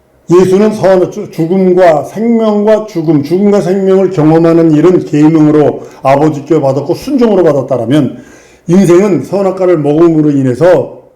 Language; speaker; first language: Korean; native; Korean